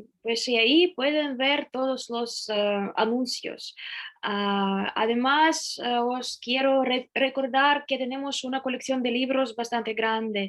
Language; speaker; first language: Spanish; non-native, fluent; Russian